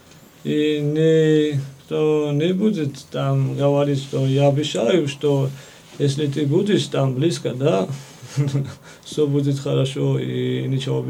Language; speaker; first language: Russian; non-native, fluent; Georgian